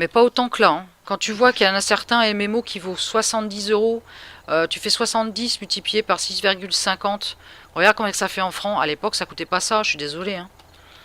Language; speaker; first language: French; native; French